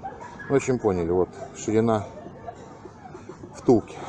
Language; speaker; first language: Russian; native; Russian